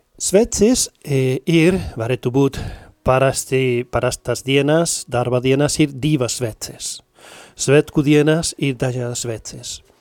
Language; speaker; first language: Latvian; non-native, fluent; Spanish